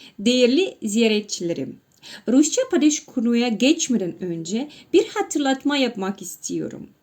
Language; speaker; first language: Turkish; non-native, fluent; Russian